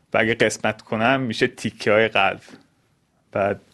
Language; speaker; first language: Persian; early bilingual, heritage; Persian